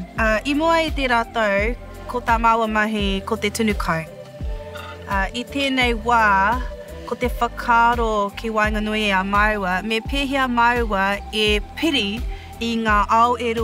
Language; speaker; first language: Māori; non-native, local second language; English